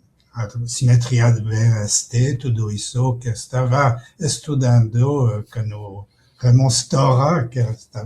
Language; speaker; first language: Portuguese; non-native, fluent; French